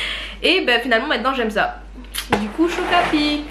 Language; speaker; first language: French; native; French